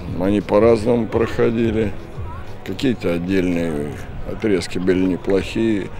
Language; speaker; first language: Russian; native; Russian